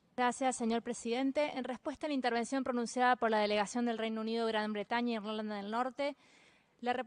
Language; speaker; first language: Spanish; native; Spanish